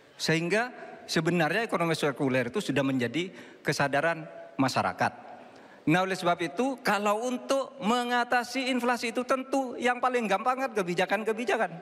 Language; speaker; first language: Indonesian; native; Indonesian